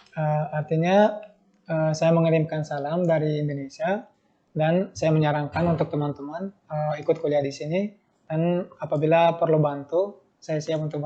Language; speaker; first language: Indonesian; non-native, fluent; Turkmen